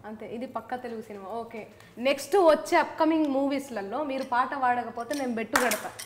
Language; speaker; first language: Telugu; native; Telugu